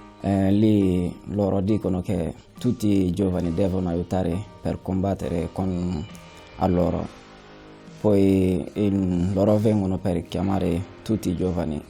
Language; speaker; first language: Italian; non-native, learner; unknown